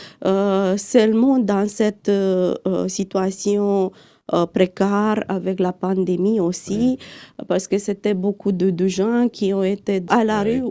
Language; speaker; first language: French; non-native, fluent; Romanian